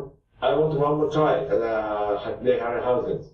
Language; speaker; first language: English; non-native, learner; Japanese